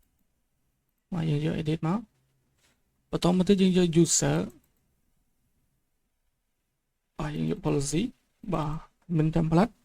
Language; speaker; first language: Khmer; native; Khmer